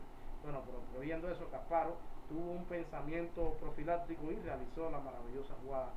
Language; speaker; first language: Spanish; native; Spanish